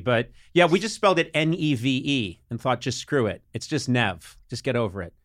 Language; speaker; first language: English; native; English